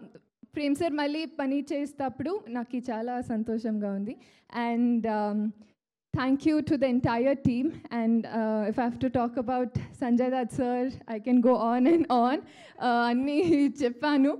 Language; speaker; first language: Telugu; non-native, learner; Kannada